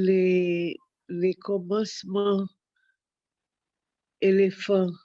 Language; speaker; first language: French; non-native, learner; Portuguese